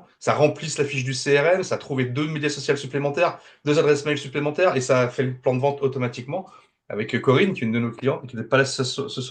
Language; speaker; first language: French; native; French